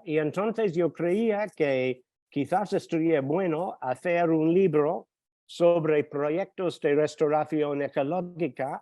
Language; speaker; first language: Spanish; non-native, fluent; English